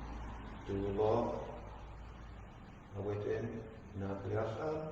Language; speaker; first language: Welsh; non-native, fluent; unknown